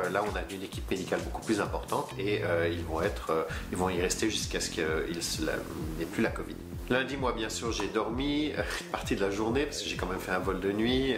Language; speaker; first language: French; native; French